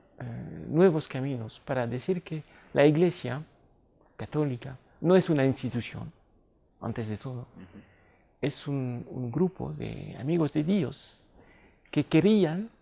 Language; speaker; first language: Spanish; non-native, fluent; French